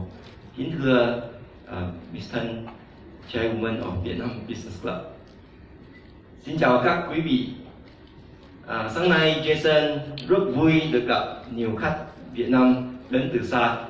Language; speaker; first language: Vietnamese; non-native, fluent; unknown